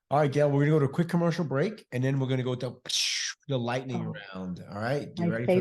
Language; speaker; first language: English; native; English